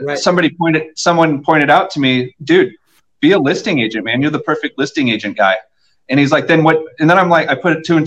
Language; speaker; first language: English; native; English